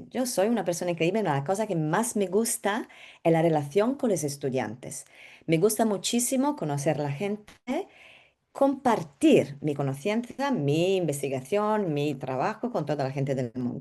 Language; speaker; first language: Spanish; non-native, learner; Italian